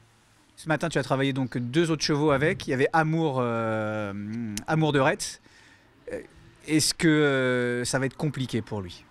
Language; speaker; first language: French; native; French